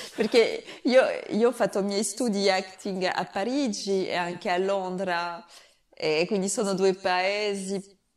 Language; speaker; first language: Italian; non-native, fluent; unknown